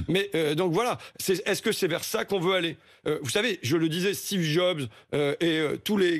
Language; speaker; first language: French; native; French